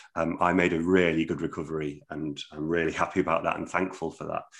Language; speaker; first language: English; native; English